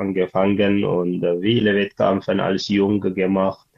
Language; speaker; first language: German; non-native, learner; Tigrinya